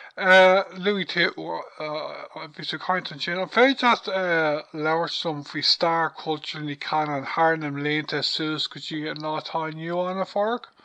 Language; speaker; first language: Irish; non-native, local second language; English